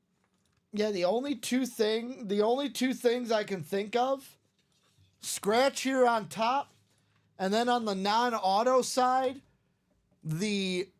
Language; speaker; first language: English; native; English